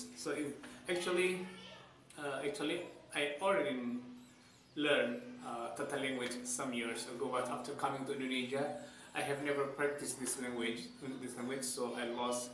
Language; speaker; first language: English; non-native, learner; Javanese